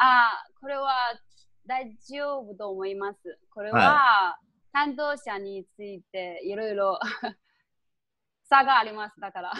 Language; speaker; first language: Japanese; non-native, fluent; Chinese